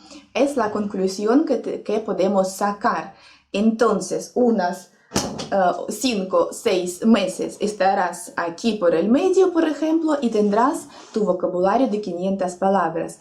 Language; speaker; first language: Spanish; non-native, fluent; Russian